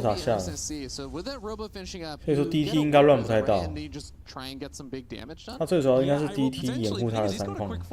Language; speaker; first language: Chinese; native; Chinese